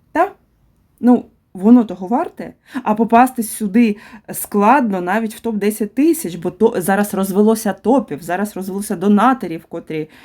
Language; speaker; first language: Ukrainian; native; Ukrainian